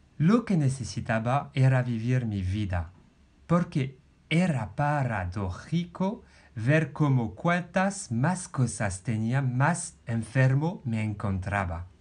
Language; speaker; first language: Spanish; non-native, fluent; French